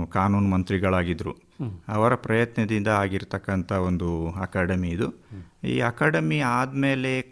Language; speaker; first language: Kannada; non-native, local second language; Kodava